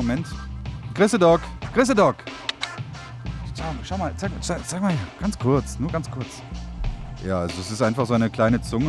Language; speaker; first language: German; native; German